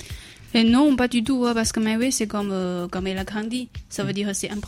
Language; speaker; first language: French; non-native, learner; Chinese